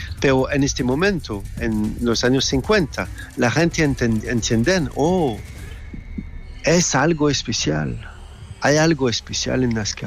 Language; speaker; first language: Spanish; non-native, fluent; French